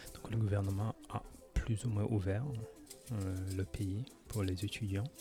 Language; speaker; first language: French; native; French